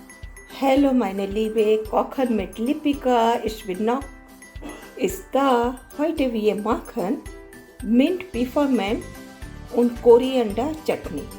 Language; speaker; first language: German; non-native, learner; Hindi